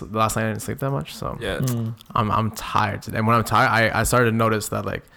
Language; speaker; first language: English; native; English